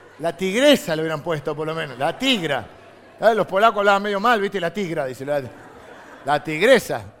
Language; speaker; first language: Spanish; native; Spanish